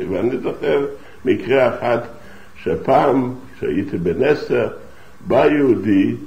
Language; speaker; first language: Hebrew; non-native, fluent; Yiddish